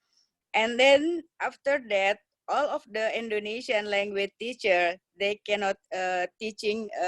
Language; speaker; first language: English; non-native, learner; Indonesian